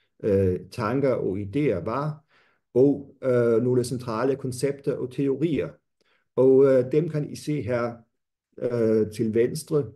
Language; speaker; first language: Danish; non-native, fluent; German